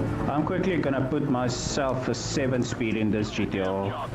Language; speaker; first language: English; non-native, local second language; Afrikaans